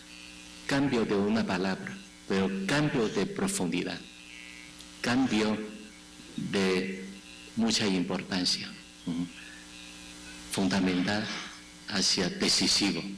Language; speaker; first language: Spanish; non-native, fluent; Chinese